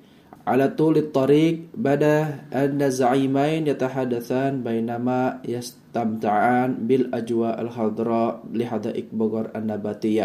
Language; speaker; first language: Arabic; non-native, fluent; Indonesian